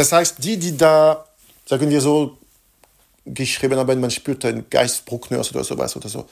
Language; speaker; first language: German; non-native, fluent; French